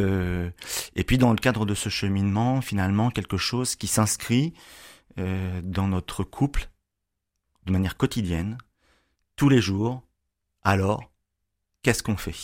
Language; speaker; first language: French; native; French